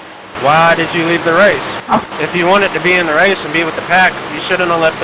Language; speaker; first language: English; native; English